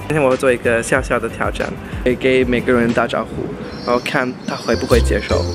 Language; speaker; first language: Chinese; non-native, fluent; Hindi